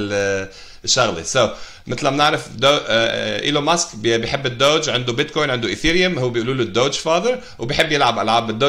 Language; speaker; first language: Arabic; native; Arabic